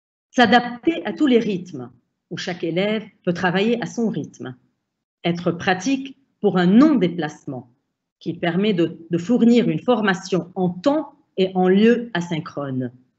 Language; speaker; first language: French; non-native, local second language; Arabic